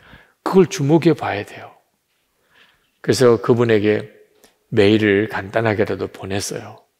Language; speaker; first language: Korean; native; Korean